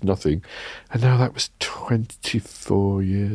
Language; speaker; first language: English; native; English